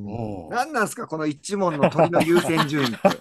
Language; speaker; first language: Japanese; native; Japanese